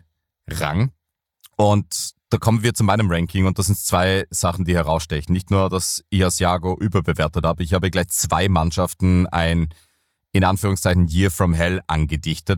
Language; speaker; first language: German; native; German